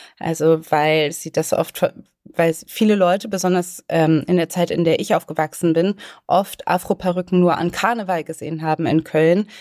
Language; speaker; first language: German; native; German